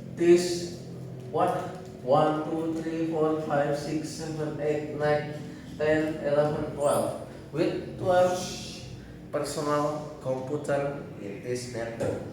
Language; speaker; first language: English; non-native, learner; Indonesian